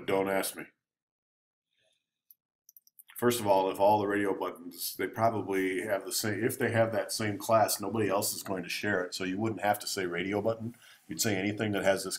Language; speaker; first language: English; native; English